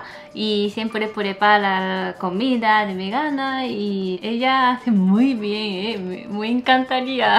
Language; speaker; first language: Spanish; non-native, learner; Japanese